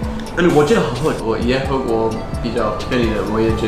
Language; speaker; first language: Chinese; non-native, fluent; English